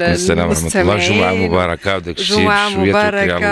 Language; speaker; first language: Arabic; native; Arabic